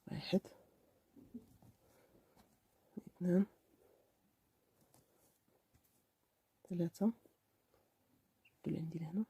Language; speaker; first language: Arabic; native; Arabic